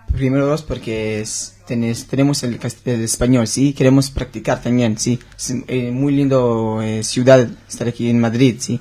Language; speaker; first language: Spanish; non-native, learner; Hebrew